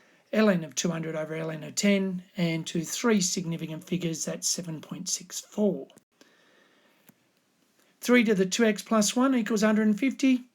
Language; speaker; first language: English; native; English